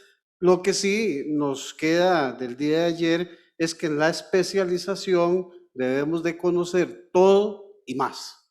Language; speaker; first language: Spanish; native; Spanish